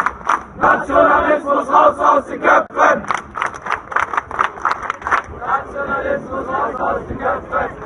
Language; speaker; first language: German; native; German